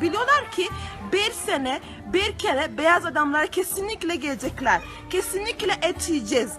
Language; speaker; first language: Turkish; non-native, learner; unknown